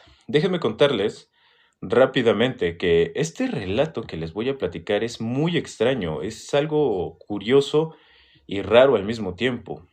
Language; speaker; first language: Spanish; native; Spanish